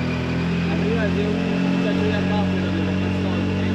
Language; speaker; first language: Spanish; native; Spanish